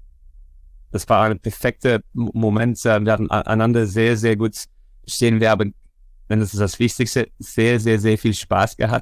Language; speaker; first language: German; non-native, fluent; Dutch